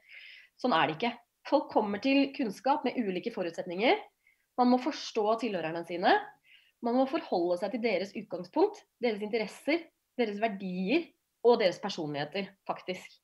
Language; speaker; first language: Norwegian; native; Norwegian